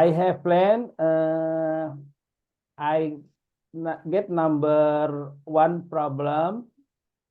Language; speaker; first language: English; non-native, learner; Indonesian